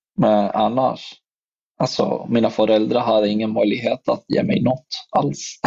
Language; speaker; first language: Swedish; non-native, fluent; Spanish